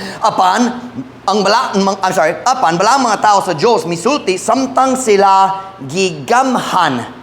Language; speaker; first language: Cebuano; non-native, fluent; English